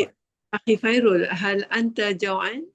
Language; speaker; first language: Arabic; non-native, learner; Malay